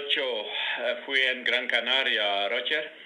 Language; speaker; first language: Spanish; non-native, learner; Dutch